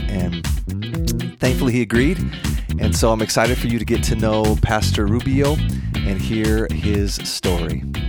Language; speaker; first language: English; native; English